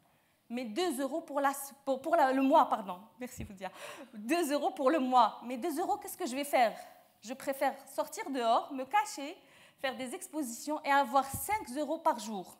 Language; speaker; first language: French; non-native, local second language; Arabic